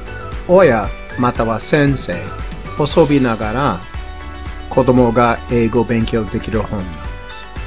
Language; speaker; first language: Japanese; non-native, fluent; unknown